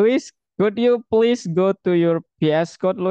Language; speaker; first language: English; non-native, fluent; Indonesian